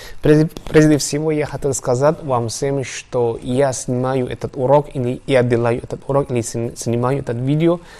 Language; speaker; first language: Russian; non-native, learner; Javanese